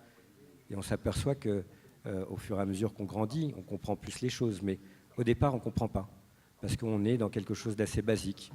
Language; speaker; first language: French; native; French